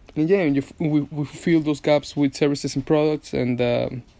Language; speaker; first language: English; non-native, fluent; Spanish